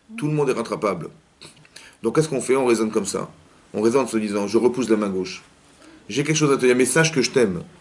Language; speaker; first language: French; native; French